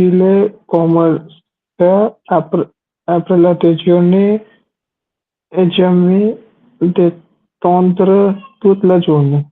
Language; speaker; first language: French; non-native, learner; Hindi